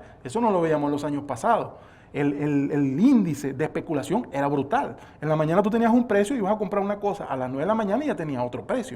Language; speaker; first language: Spanish; native; Spanish